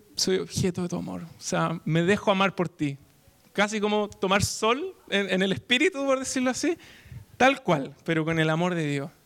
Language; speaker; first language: Spanish; native; Spanish